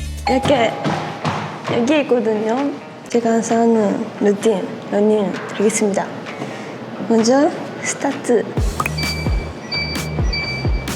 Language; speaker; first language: Korean; non-native, fluent; Japanese